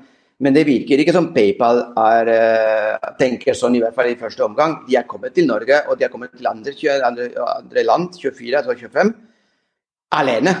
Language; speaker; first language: Norwegian; non-native, fluent; Spanish